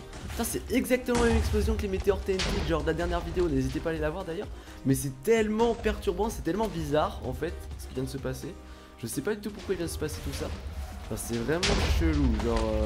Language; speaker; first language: French; native; French